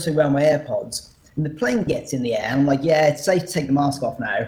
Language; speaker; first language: English; native; English